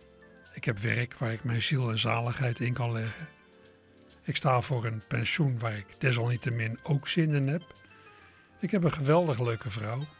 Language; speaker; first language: Dutch; native; Dutch